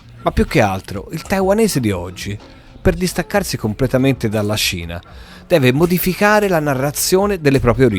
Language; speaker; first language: Italian; native; Italian